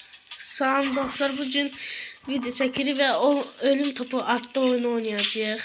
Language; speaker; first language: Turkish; non-native, learner; Azerbaijani